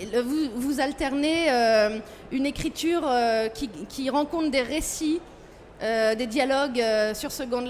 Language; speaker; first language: French; native; French